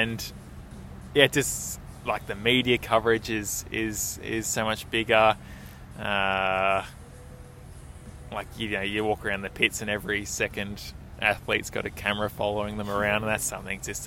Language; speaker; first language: English; native; English